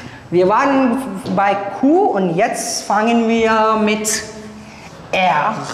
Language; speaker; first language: German; non-native, fluent; Marathi